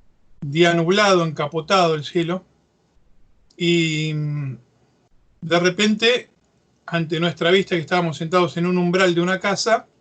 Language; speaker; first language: Spanish; native; Spanish